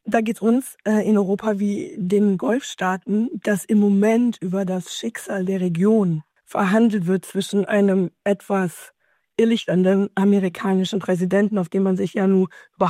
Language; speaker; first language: German; native; German